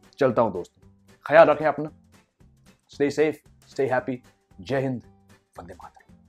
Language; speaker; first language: Hindi; non-native, local second language; English